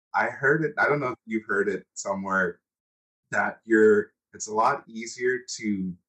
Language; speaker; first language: English; native; English